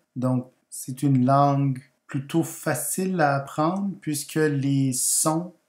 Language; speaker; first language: French; non-native, fluent; Spanish